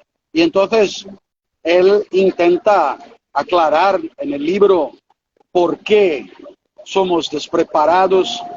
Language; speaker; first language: Spanish; non-native, fluent; Portuguese